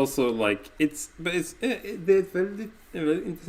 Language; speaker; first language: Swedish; non-native, learner; English